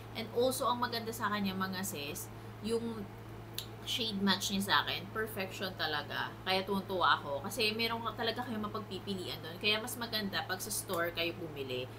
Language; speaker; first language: Filipino; native; Filipino